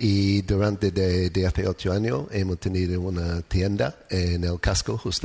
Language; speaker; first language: Spanish; non-native, learner; English